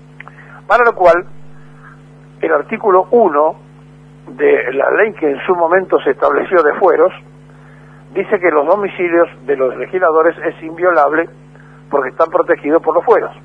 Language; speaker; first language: Spanish; native; Spanish